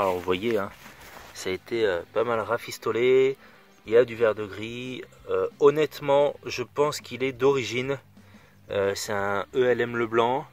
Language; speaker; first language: French; native; French